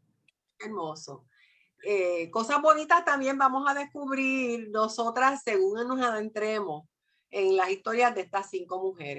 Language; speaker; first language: Spanish; native; Spanish